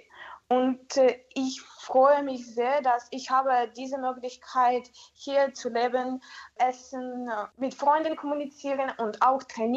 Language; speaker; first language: German; non-native, learner; Ukrainian